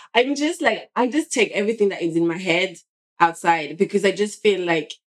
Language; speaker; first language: English; non-native, fluent; French